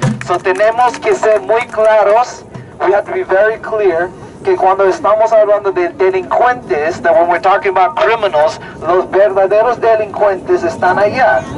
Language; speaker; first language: Spanish; early bilingual, heritage; Spanish